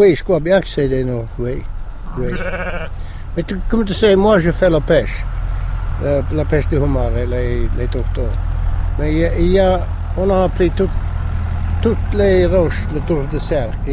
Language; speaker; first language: French; non-native, local second language; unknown